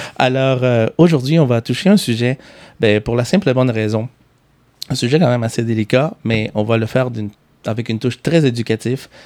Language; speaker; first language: French; non-native, fluent; Spanish